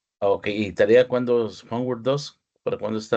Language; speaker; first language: Spanish; native; Spanish